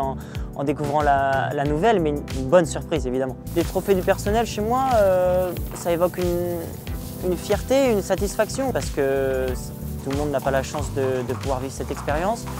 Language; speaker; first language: French; native; French